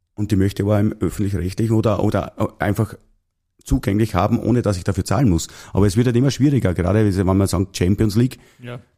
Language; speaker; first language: German; native; German